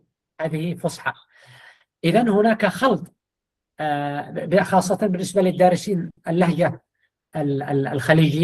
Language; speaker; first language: Arabic; non-native, fluent; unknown